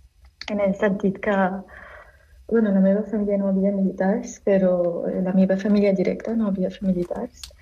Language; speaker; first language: Catalan; non-native, learner; Arabic